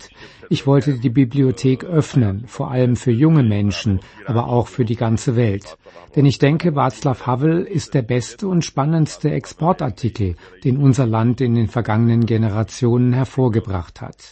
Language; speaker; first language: German; native; German